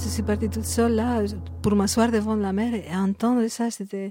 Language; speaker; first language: French; non-native, fluent; Spanish